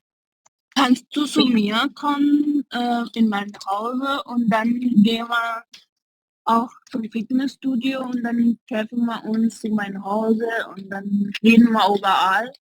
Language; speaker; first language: German; non-native, learner; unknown